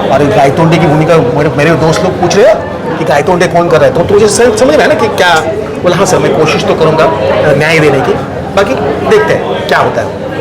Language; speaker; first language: Hindi; non-native, local second language; Marathi